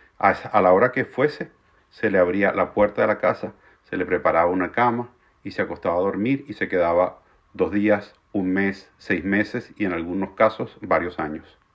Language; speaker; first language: Spanish; native; Spanish